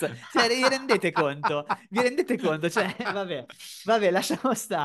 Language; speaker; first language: Italian; native; Italian